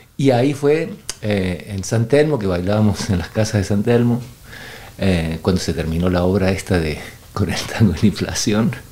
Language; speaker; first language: Spanish; native; Spanish